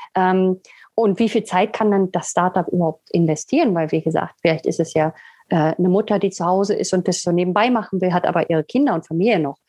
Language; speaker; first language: German; native; German